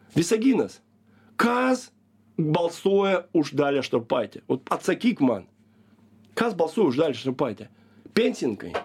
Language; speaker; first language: Lithuanian; non-native, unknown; Russian